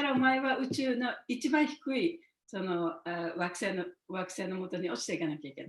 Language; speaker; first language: Japanese; native; Japanese